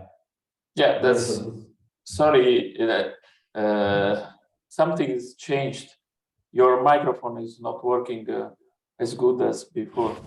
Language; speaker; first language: English; non-native, fluent; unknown